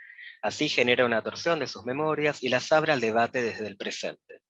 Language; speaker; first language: Spanish; native; Spanish